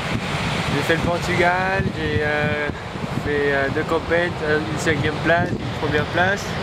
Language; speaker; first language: French; early bilingual, heritage; French